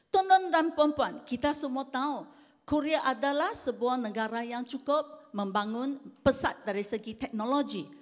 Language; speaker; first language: Malay; non-native, local second language; Chinese